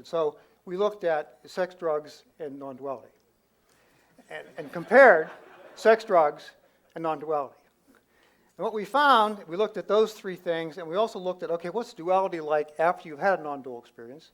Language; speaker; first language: English; native; English